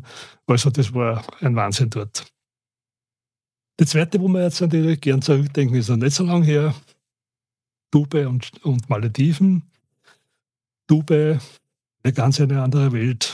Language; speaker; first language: German; native; German